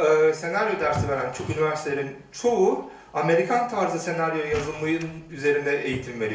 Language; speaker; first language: Turkish; native; Turkish